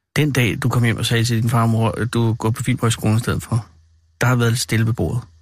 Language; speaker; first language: Danish; native; Danish